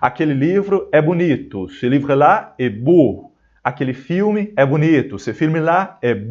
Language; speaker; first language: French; non-native, fluent; Portuguese